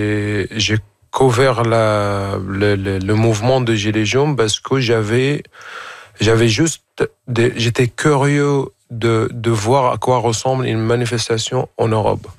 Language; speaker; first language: French; non-native, fluent; Arabic